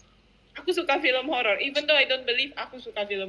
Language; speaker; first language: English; non-native, fluent; Indonesian